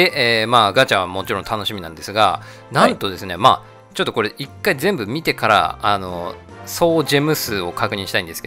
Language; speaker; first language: Japanese; native; Japanese